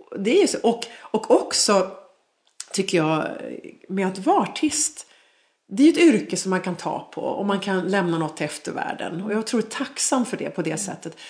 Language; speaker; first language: Swedish; native; Swedish